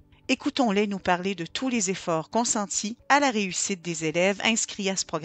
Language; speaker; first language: French; native; French